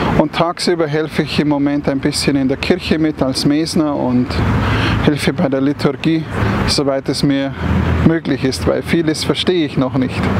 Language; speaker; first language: German; native; German